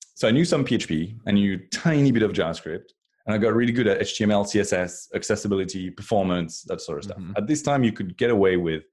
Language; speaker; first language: English; non-native, fluent; French